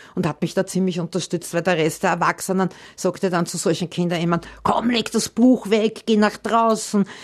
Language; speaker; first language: German; native; German